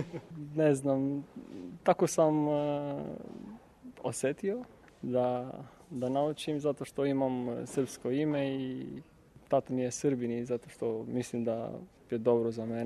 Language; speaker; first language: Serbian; non-native, learner; Romanian